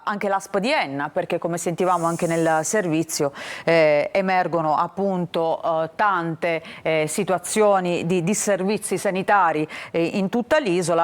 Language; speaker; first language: Italian; native; Italian